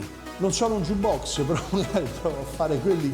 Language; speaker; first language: Italian; native; Italian